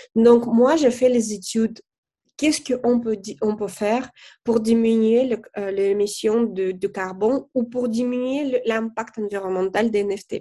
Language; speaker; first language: French; non-native, fluent; Russian